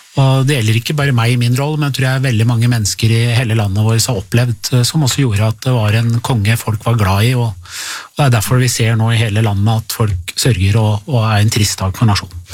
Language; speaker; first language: Norwegian; early bilingual, other home language; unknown